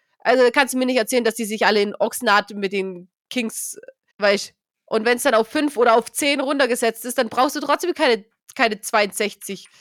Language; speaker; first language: German; native; German